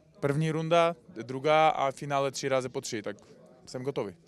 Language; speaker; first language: Czech; non-native, learner; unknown